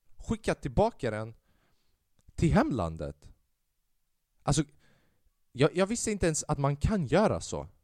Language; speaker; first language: Swedish; early bilingual, other home language; Albanian